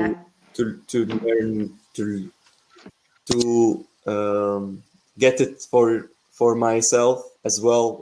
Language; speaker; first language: English; non-native, fluent; Arabic